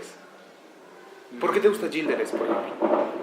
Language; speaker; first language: Spanish; native; Spanish